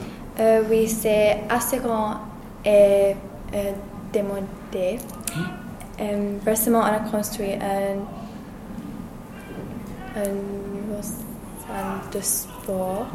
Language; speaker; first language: French; non-native, learner; English